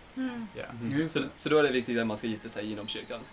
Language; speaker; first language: Swedish; non-native, fluent; English